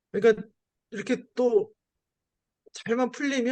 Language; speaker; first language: Korean; native; Korean